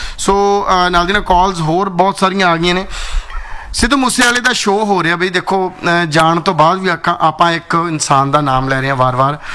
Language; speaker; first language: Punjabi; native; Punjabi